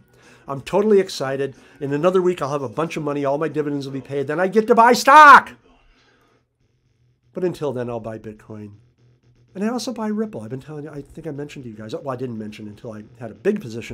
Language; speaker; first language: English; native; English